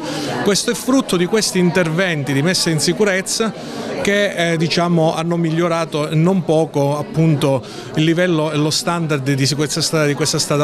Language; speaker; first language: Italian; native; Italian